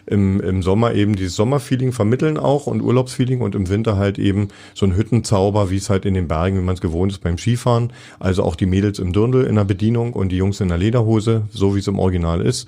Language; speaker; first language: German; native; German